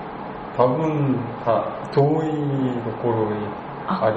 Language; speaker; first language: Japanese; non-native, learner; Korean